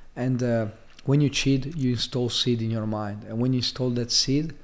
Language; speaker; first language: English; non-native, fluent; Italian